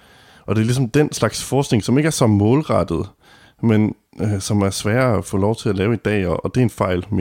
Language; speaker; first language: Danish; native; Danish